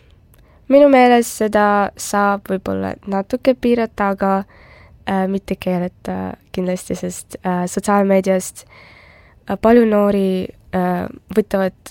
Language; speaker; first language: Estonian; non-native, local second language; Russian